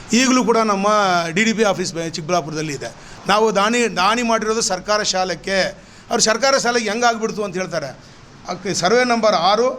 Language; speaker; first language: Kannada; non-native, local second language; Urdu